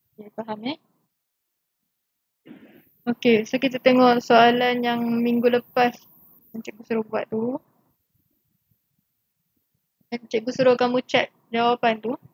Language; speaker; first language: Malay; native; Malay